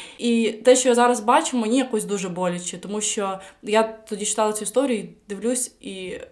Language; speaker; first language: Ukrainian; non-native, local second language; Russian